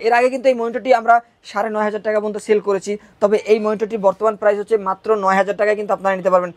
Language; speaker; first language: Bangla; native; Bangla